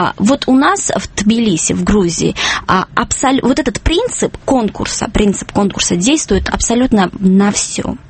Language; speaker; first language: Russian; non-native, local second language; Georgian